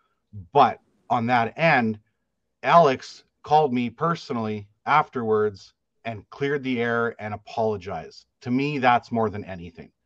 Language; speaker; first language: English; native; English